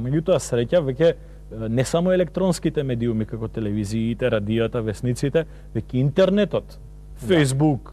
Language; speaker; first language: Macedonian; native; Macedonian